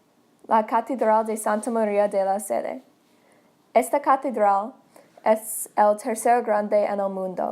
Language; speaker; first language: Spanish; non-native, learner; English